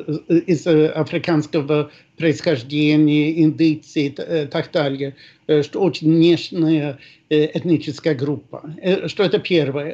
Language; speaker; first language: Russian; non-native, fluent; Swedish